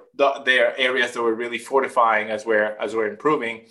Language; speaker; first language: English; non-native, fluent; Spanish